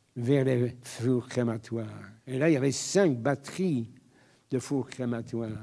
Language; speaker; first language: French; native; French